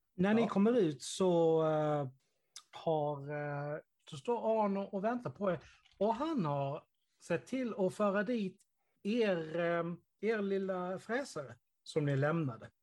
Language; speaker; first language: Swedish; native; Swedish